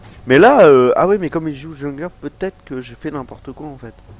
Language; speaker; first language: French; native; French